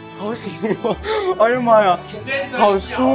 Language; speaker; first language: Chinese; native; Chinese